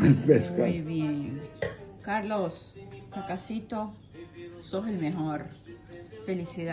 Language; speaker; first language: Spanish; native; Spanish